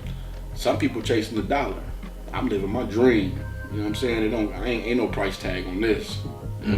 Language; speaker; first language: English; native; English